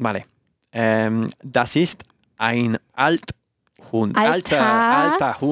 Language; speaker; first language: German; non-native, learner; Spanish